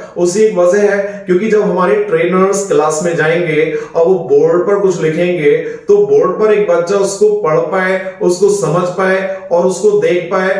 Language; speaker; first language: Hindi; native; Hindi